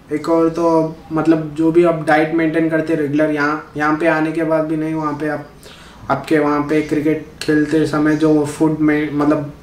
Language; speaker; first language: Hindi; non-native, local second language; Urdu